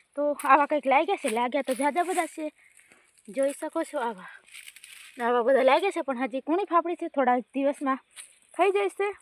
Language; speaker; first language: Gujarati; native; Gujarati